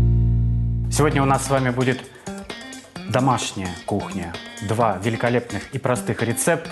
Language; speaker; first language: Russian; native; Russian